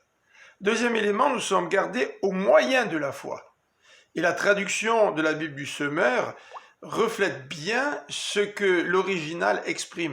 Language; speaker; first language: French; native; French